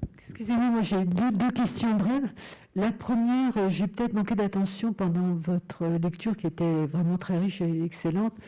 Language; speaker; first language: French; non-native, fluent; Italian